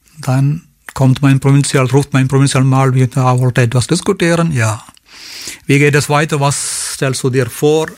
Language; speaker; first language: German; non-native, fluent; Malayalam